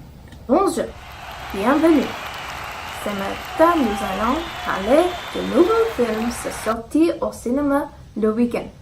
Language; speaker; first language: French; non-native, learner; English